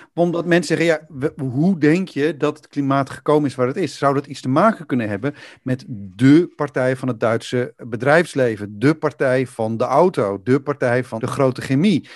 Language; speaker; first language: Dutch; native; Dutch